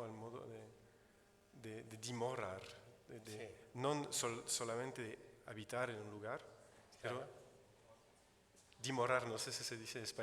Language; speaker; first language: Spanish; non-native, fluent; Italian